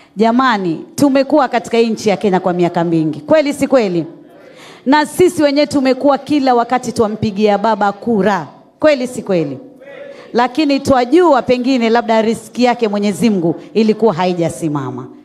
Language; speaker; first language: Swahili; native; Swahili